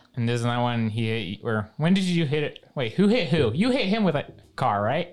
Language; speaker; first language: English; native; English